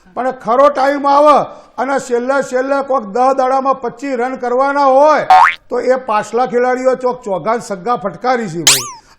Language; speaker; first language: Gujarati; native; Gujarati